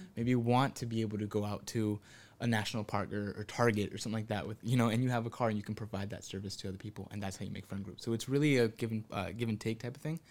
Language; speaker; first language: English; native; English